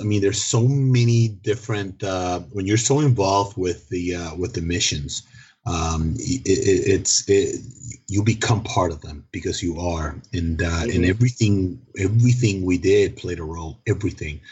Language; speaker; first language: English; non-native, fluent; Spanish